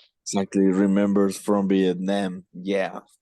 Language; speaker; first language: English; non-native, learner; Spanish